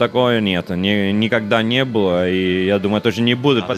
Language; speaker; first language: Russian; non-native, learner; Italian